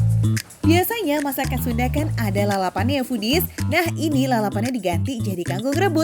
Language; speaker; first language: Indonesian; native; Indonesian